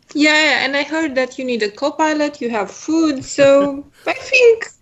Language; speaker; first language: English; non-native, fluent; Romanian